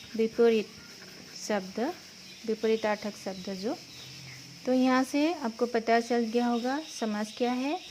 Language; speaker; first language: Hindi; non-native, local second language; Assamese